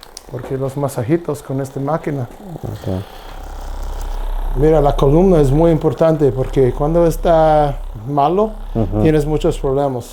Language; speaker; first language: Spanish; non-native, learner; English